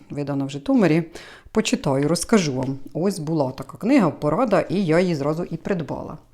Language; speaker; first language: Ukrainian; native; Ukrainian